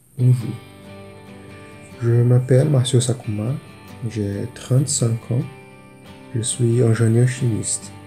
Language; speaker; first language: French; non-native, learner; Portuguese